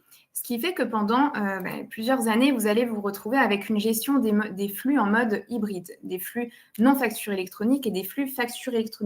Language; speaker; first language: French; native; French